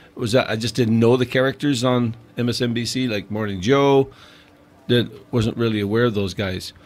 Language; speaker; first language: English; native; English